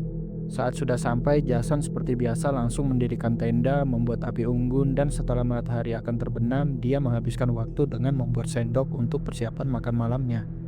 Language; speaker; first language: Indonesian; native; Indonesian